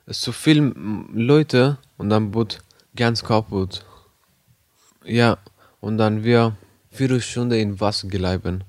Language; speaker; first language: German; non-native, learner; Persian